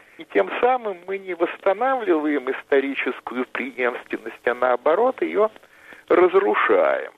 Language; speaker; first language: Russian; native; Russian